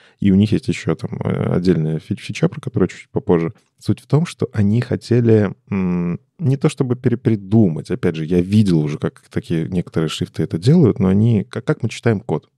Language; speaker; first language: Russian; native; Russian